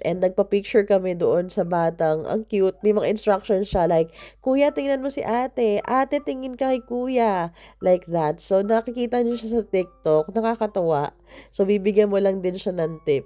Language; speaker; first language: Filipino; native; Filipino